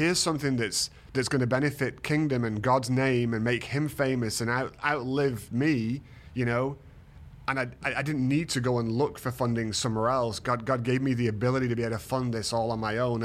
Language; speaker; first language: English; native; English